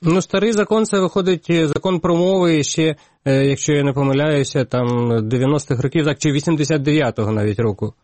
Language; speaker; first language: Ukrainian; native; Ukrainian